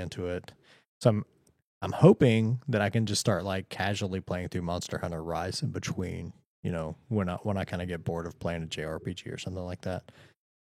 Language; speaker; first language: English; native; English